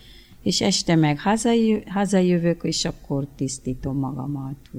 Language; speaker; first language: Hungarian; early bilingual, other home language; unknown